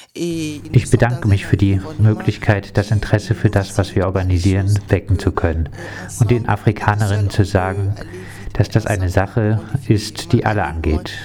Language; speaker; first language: German; non-native, fluent; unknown